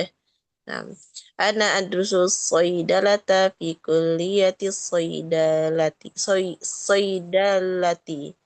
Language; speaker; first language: Arabic; non-native, learner; Indonesian